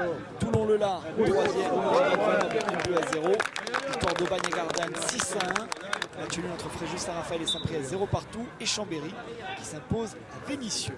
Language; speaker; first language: French; native; French